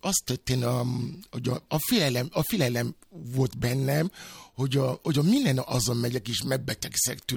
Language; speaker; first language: Hungarian; non-native, fluent; Yoruba